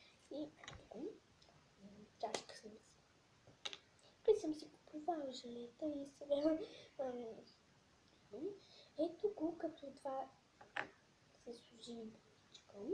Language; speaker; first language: Bulgarian; native; Bulgarian